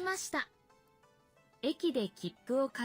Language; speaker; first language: Japanese; non-native, learner; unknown